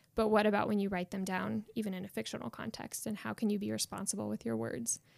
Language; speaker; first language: English; native; English